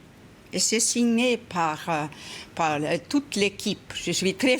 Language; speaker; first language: French; non-native, fluent; Icelandic